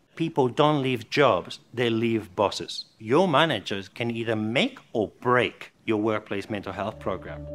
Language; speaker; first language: English; non-native, fluent; Spanish